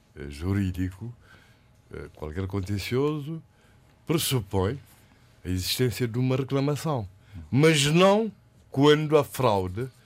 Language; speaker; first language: Portuguese; non-native, local second language; Kabuverdianu